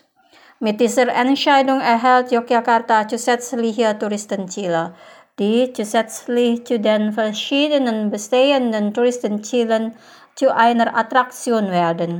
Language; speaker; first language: German; non-native, fluent; Indonesian